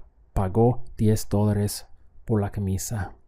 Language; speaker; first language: Spanish; non-native, fluent; English